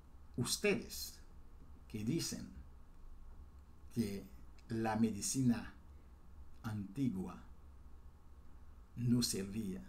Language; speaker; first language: Spanish; non-native, fluent; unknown